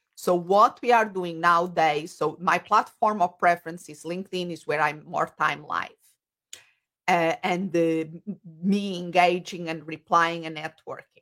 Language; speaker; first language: English; non-native, fluent; Portuguese